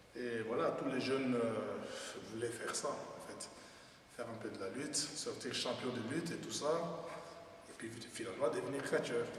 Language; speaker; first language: French; non-native, local second language; Lingala